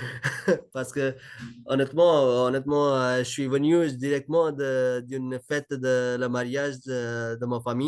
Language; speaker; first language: French; non-native, learner; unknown